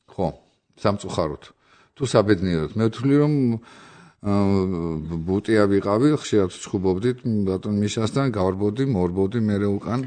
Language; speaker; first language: Georgian; native; Georgian